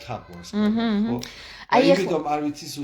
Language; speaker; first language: Georgian; early bilingual, heritage; Georgian